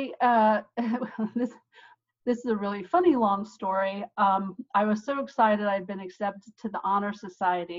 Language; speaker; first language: English; native; English